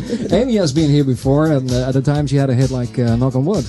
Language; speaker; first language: English; non-native, fluent; Dutch